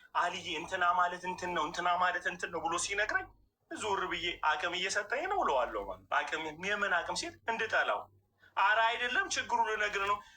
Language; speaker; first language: Amharic; non-native, local second language; Somali